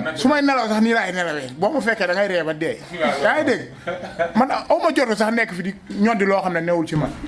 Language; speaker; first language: Wolof; native; Wolof